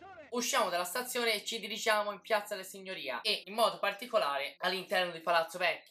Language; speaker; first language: Italian; native; Italian